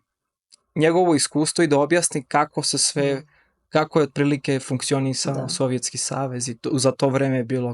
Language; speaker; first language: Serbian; early bilingual, heritage; Serbian